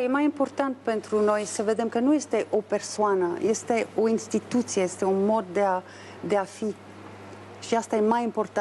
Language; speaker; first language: Romanian; non-native, fluent; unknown